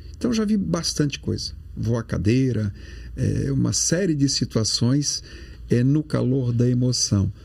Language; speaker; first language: Portuguese; native; Portuguese